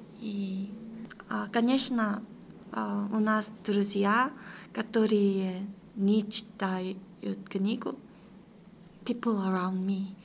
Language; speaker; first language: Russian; non-native, learner; Korean